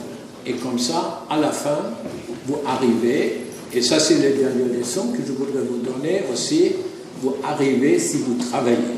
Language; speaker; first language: French; non-native, fluent; German